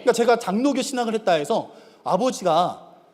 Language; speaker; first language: Korean; native; Korean